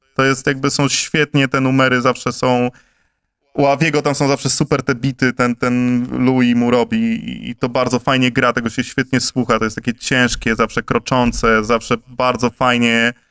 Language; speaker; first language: Polish; native; Polish